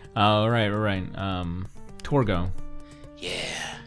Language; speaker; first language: English; native; English